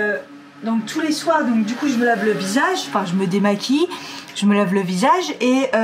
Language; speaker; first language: French; native; French